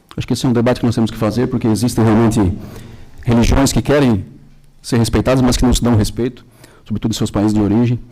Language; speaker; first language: Portuguese; native; Portuguese